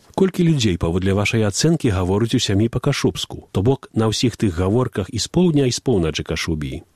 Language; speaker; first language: Belarusian; early bilingual, heritage; Belarusian